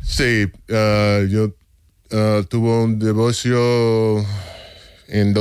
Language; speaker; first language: Spanish; non-native, fluent; English